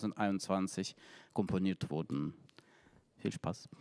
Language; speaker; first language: German; non-native, fluent; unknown